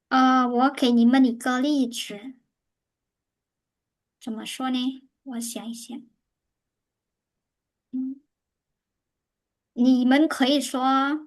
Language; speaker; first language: Chinese; non-native, fluent; Khmer